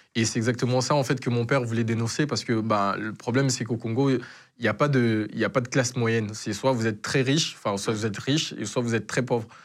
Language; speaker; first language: French; native; French